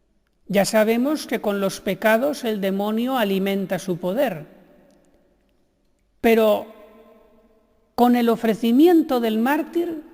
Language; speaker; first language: Spanish; native; Spanish